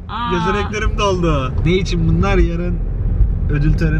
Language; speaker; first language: Turkish; native; Turkish